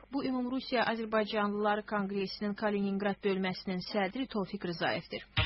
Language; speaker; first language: Azerbaijani; native; Azerbaijani